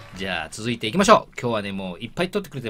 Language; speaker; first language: Japanese; native; Japanese